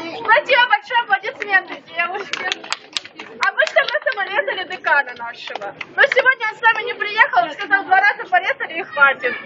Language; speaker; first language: Russian; native; Russian